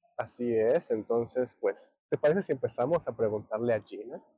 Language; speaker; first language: Spanish; native; Spanish